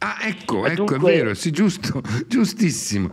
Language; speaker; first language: Italian; native; Italian